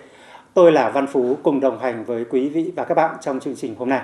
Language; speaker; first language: Vietnamese; native; Vietnamese